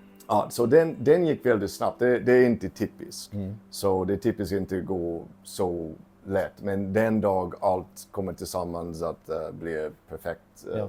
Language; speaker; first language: Swedish; non-native, fluent; English